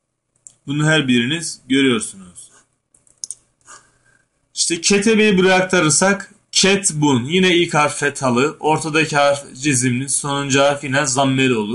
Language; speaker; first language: Turkish; native; Turkish